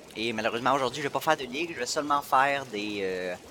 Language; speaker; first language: French; native; French